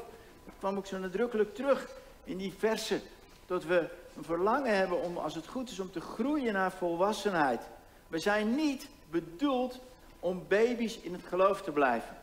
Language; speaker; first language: Dutch; native; Dutch